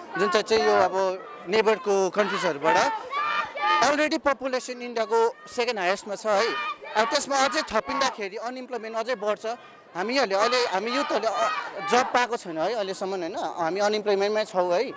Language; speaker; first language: Nepali; native; Nepali